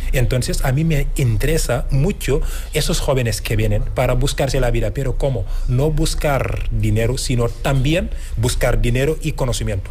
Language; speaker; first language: Spanish; non-native, fluent; Wolof